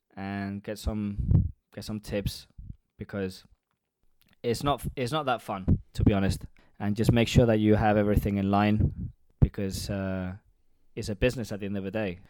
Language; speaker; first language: English; non-native, fluent; Spanish